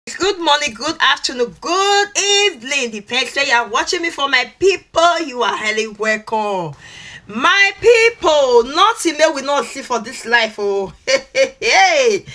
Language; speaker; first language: Nigerian Pidgin; non-native, local second language; Esan